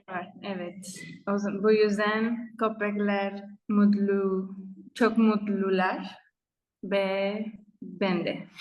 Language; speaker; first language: Turkish; non-native, learner; Spanish